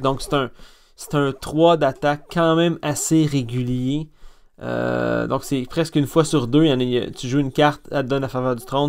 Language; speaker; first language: French; native; French